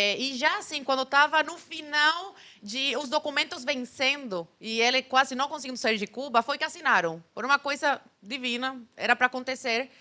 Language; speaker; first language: Portuguese; early bilingual, other home language; Spanish